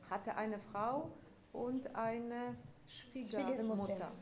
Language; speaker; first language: German; non-native, fluent; Polish